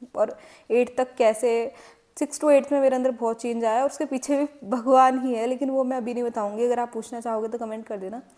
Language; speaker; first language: Hindi; native; Hindi